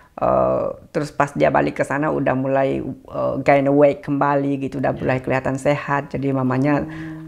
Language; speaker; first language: Indonesian; native; Indonesian